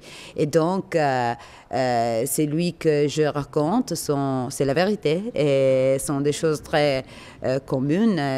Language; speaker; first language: French; non-native, learner; Italian